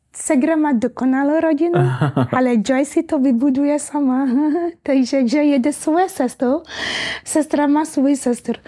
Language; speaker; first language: Czech; early bilingual, other home language; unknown